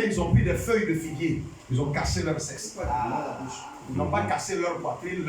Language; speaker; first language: French; non-native, local second language; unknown